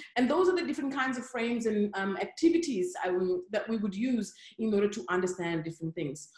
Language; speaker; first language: English; native; English